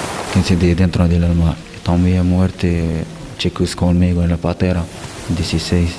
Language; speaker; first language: Spanish; non-native, learner; Arabic